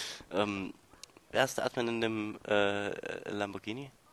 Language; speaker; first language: German; native; German